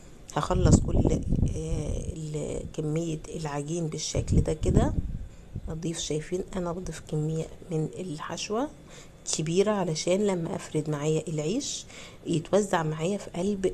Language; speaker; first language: Arabic; native; Arabic